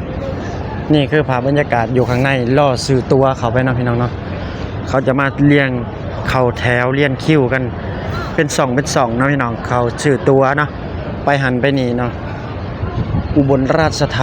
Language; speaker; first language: Thai; non-native, local second language; Lao